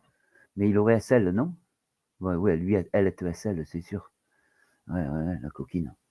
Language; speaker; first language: French; native; French